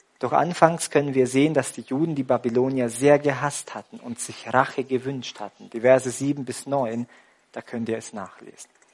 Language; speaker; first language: German; native; German